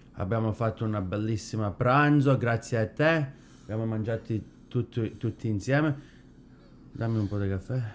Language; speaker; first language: Italian; early bilingual, heritage; Italian